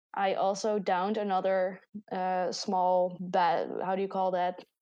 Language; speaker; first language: English; non-native, fluent; Dutch